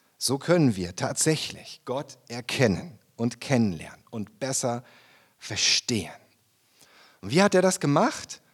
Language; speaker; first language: German; native; German